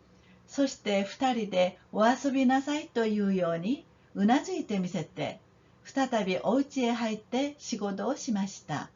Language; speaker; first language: Japanese; non-native, fluent; Korean